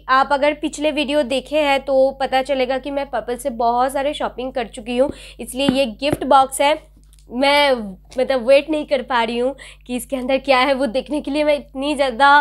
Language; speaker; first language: Hindi; non-native, local second language; Bangla